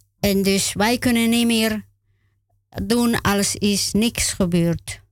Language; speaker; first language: Dutch; non-native, learner; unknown